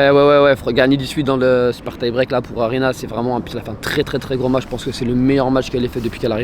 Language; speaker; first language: French; native; French